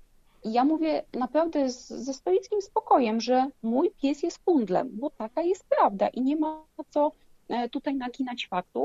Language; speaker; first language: Polish; native; Polish